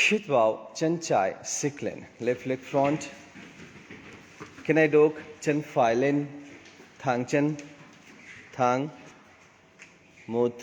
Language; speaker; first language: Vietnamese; non-native, learner; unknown